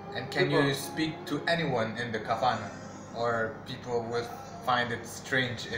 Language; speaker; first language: English; non-native, fluent; French